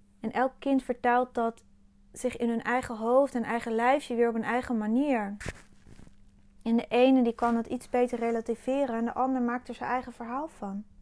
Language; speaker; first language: Dutch; native; Dutch